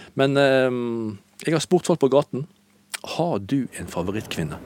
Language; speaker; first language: Norwegian; native; Norwegian